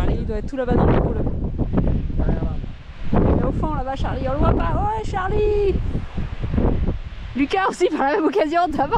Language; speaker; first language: French; native; French